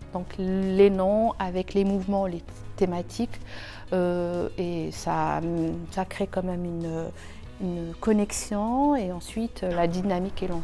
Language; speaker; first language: French; native; French